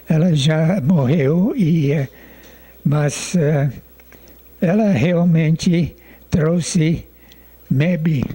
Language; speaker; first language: Portuguese; non-native, fluent; English